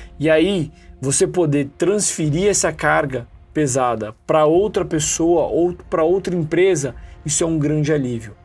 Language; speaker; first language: Portuguese; native; Portuguese